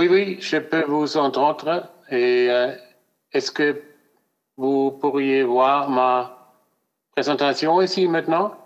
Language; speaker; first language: French; non-native, fluent; German